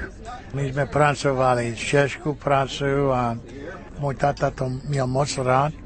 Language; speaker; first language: Czech; early bilingual, heritage; Czech